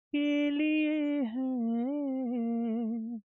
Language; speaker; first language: Hindi; non-native, local second language; Gujarati